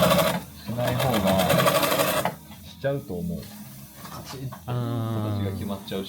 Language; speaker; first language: Japanese; native; Japanese